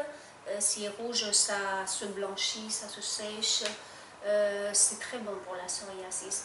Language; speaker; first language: French; non-native, fluent; Spanish